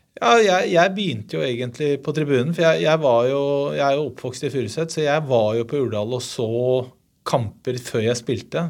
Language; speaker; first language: Norwegian; native; Norwegian